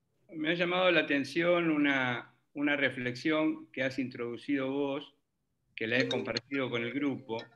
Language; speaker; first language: Spanish; native; Spanish